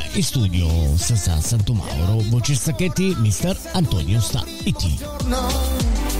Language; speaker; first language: Italian; native; Italian